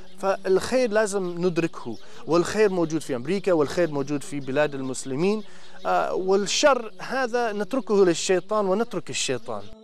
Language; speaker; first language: Arabic; non-native, fluent; English